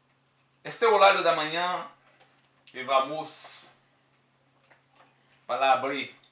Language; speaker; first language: Portuguese; non-native, learner; Haitian Creole